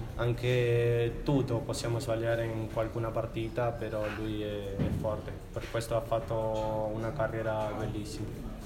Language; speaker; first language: Italian; non-native, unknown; Spanish